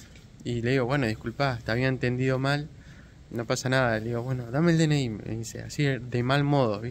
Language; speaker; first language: Spanish; native; Spanish